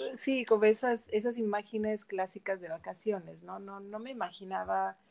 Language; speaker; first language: Spanish; non-native, fluent; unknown